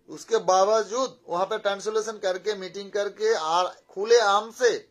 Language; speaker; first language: Hindi; non-native, local second language; Bangla